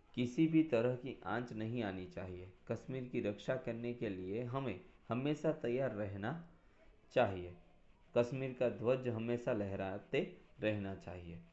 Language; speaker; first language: Hindi; non-native, local second language; Gujarati